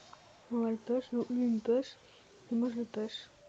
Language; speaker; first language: French; native; French